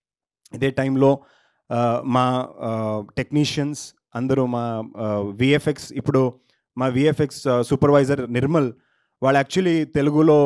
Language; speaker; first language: Telugu; non-native, learner; Kannada